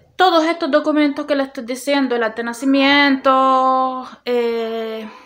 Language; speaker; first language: Spanish; native; Spanish